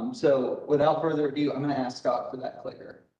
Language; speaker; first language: English; native; English